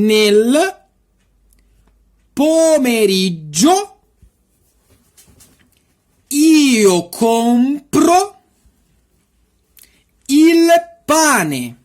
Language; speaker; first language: Italian; non-native, fluent; Portuguese